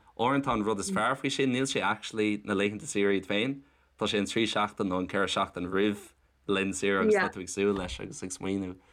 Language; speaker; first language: Irish; non-native, local second language; English